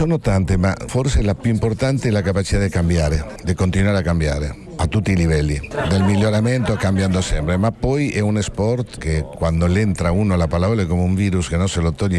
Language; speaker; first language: Italian; non-native, fluent; Spanish